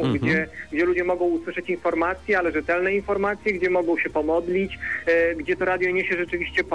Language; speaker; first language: Polish; native; Polish